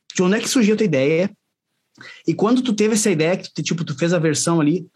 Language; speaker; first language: Portuguese; native; Portuguese